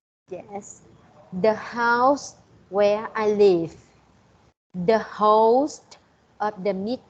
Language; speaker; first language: English; non-native, learner; Vietnamese